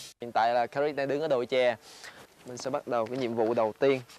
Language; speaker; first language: Vietnamese; native; Vietnamese